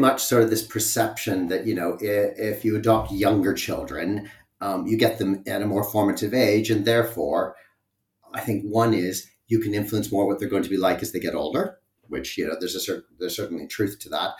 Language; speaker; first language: English; native; English